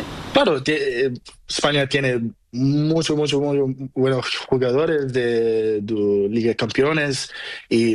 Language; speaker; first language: Spanish; non-native, learner; Portuguese